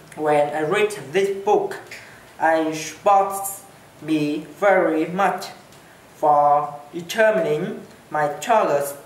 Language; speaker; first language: English; non-native, learner; Chinese